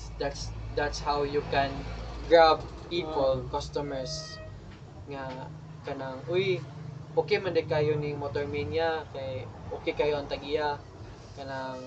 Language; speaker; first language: English; non-native, local second language; Cebuano